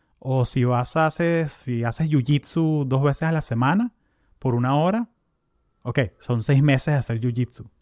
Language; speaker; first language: Spanish; native; Spanish